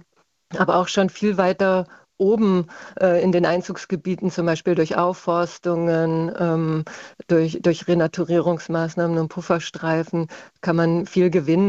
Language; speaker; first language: German; native; German